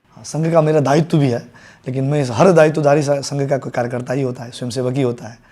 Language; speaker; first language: Hindi; native; Hindi